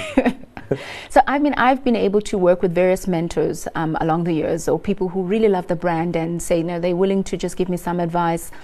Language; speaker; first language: English; non-native, local second language; Xhosa